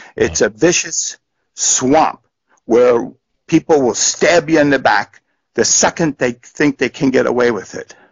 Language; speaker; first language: English; native; English